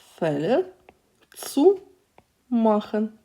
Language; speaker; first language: German; non-native, fluent; Ukrainian